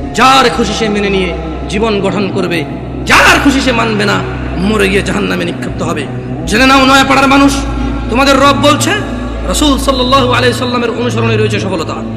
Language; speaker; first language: Bangla; early bilingual, heritage; Bangla